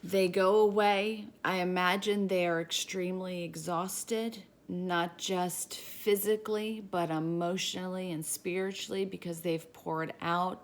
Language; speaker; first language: English; native; English